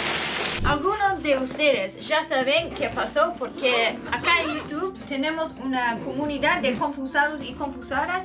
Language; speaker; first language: Spanish; non-native, learner; English